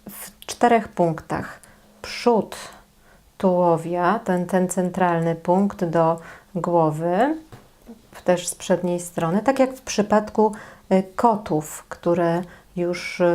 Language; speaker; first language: Polish; native; Polish